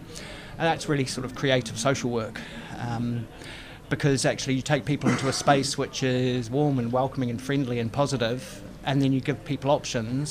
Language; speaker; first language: English; native; English